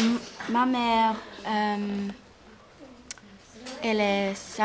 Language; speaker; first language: French; non-native, learner; English